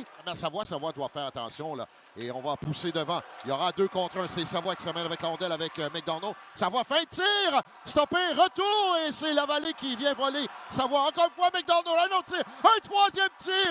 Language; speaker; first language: French; native; French